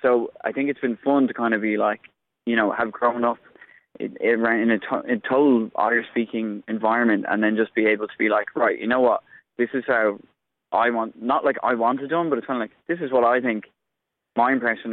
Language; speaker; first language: English; native; English